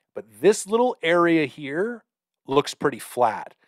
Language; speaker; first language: English; native; English